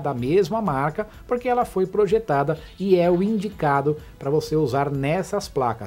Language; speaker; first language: Portuguese; native; Portuguese